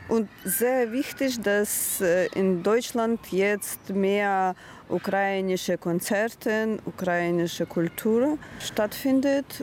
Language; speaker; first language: German; non-native, learner; Ukrainian